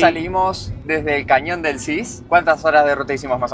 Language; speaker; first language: Spanish; native; Spanish